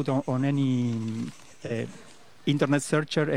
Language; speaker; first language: English; non-native, fluent; Spanish